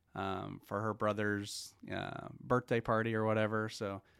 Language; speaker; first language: English; native; English